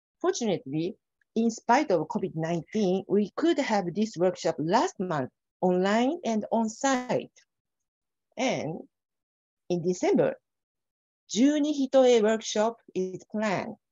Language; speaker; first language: English; non-native, fluent; Japanese